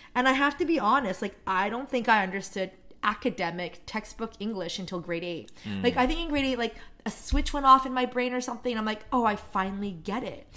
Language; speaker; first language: English; non-native, fluent; Korean